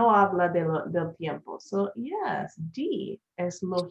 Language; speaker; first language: Spanish; non-native, learner; English